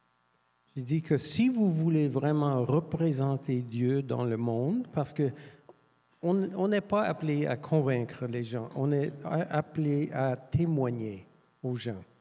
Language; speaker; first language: French; non-native, fluent; English